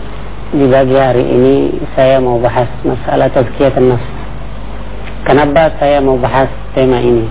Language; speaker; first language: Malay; non-native, fluent; Arabic